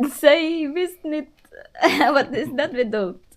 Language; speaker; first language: Dutch; non-native, learner; Filipino